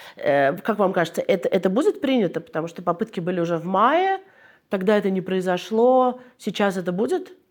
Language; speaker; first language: Russian; native; Russian